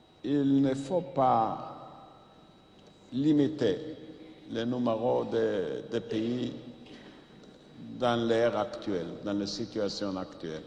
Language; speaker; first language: French; non-native, fluent; Yiddish